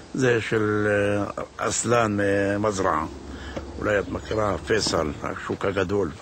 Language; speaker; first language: Hebrew; non-native, local second language; Arabic